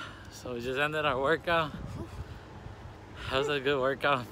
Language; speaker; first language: English; early bilingual, other home language; Spanish